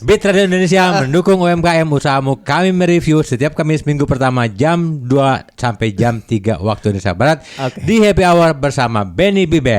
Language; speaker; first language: Indonesian; native; Indonesian